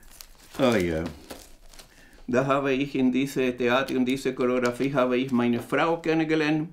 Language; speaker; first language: German; non-native, fluent; Spanish